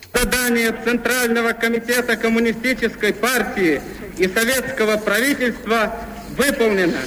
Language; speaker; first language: Russian; native; Russian